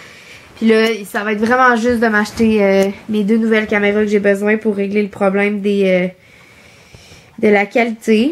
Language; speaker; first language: French; native; French